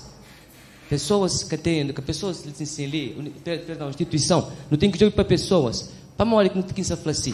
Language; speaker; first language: Portuguese; non-native, local second language; Kabuverdianu